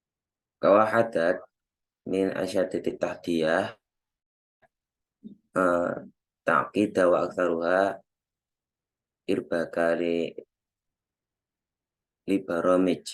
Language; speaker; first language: Arabic; non-native, learner; Indonesian